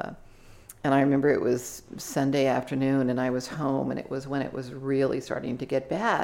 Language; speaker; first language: English; native; English